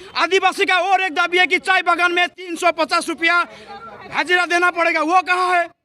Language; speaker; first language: Hindi; non-native, local second language; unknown